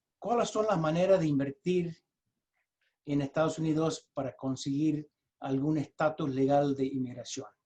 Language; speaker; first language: Spanish; early bilingual, heritage; Spanish